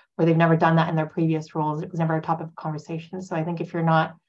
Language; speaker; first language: English; native; English